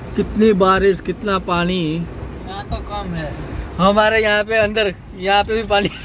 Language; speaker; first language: Hindi; non-native, local second language; Gujarati